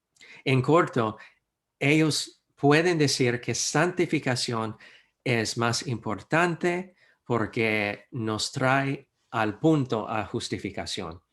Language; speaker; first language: Spanish; non-native, fluent; English